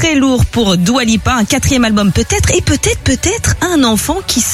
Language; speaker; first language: French; native; French